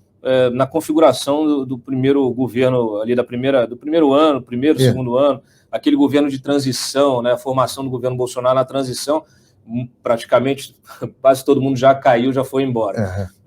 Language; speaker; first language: Portuguese; native; Portuguese